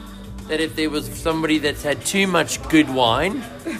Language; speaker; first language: English; native; English